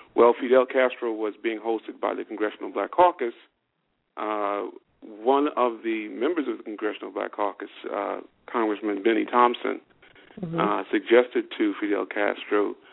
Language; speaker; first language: English; native; English